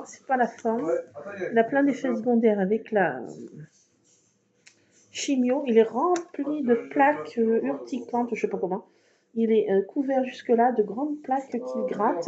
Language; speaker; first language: French; native; French